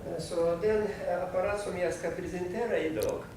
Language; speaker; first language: Swedish; non-native, fluent; Russian